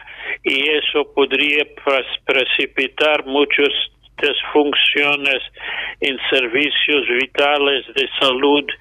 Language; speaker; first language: Spanish; non-native, fluent; English